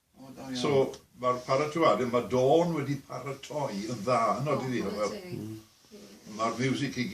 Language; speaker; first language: Welsh; native; Welsh